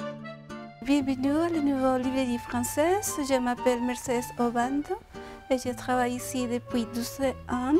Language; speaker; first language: French; non-native, learner; Spanish